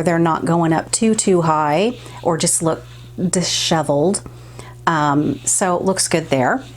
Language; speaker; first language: English; native; English